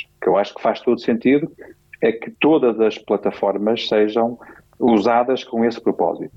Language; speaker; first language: Portuguese; native; Portuguese